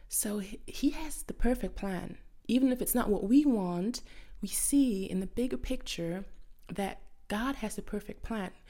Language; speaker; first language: English; non-native, fluent; German